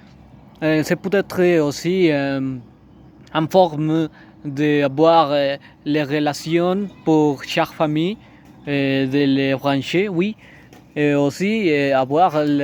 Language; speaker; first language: French; non-native, learner; Spanish